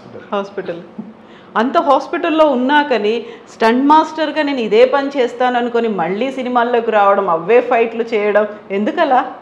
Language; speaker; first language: Telugu; native; Telugu